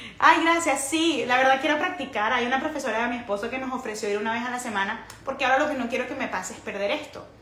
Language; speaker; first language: Spanish; native; Spanish